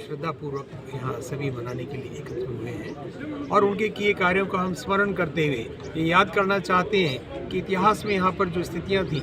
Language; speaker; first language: Hindi; native; Hindi